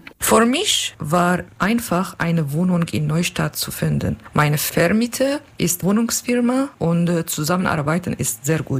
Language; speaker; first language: German; non-native, learner; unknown